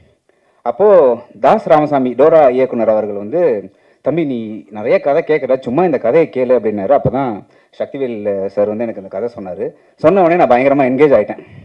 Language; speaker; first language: Tamil; native; Tamil